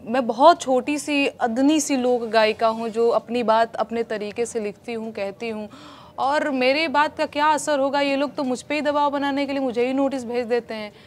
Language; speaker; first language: Hindi; non-native, local second language; Bhojpuri